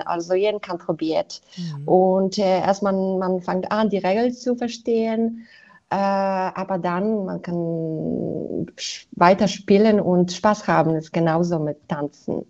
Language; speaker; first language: German; non-native, fluent; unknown